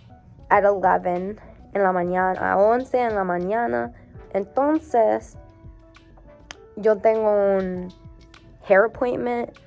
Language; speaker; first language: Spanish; early bilingual, heritage; English